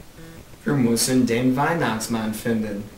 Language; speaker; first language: German; non-native, learner; English